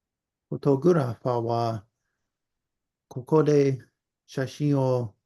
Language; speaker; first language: Japanese; non-native, learner; English